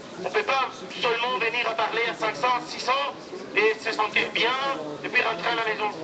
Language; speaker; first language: French; non-native, fluent; Spanish